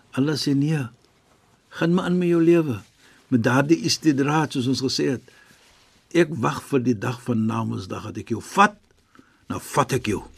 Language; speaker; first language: Afrikaans; non-native, fluent; Arabic